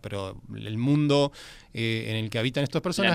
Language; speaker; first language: Spanish; native; Spanish